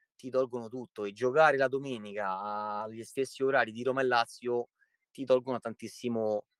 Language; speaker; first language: Italian; native; Italian